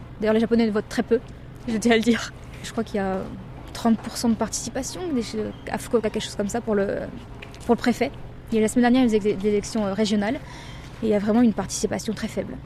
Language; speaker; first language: French; native; French